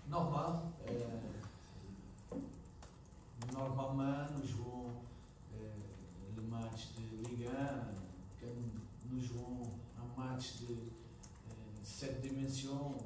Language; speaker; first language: French; non-native, fluent; Portuguese